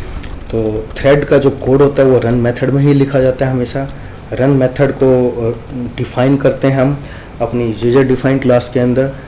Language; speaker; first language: Hindi; native; Hindi